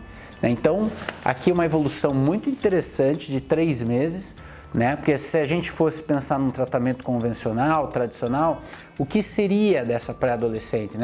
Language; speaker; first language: Portuguese; native; Portuguese